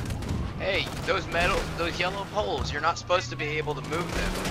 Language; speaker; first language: English; native; English